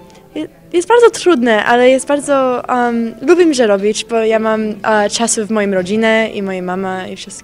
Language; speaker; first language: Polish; early bilingual, heritage; Polish